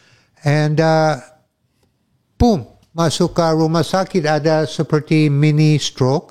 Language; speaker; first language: Indonesian; non-native, fluent; English